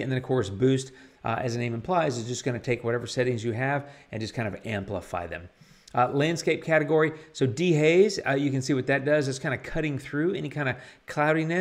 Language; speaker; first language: English; native; English